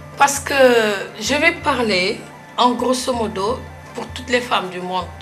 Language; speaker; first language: French; non-native, local second language; Wolof